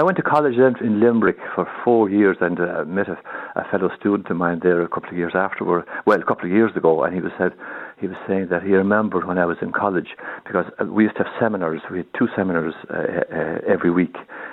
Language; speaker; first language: English; non-native, local second language; Irish